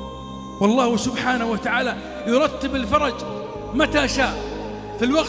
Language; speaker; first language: Arabic; native; Arabic